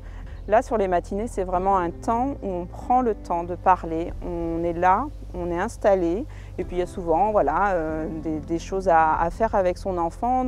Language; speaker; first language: French; native; French